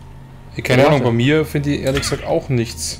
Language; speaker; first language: German; native; German